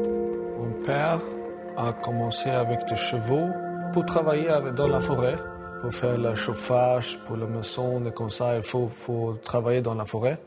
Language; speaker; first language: French; non-native, learner; Swedish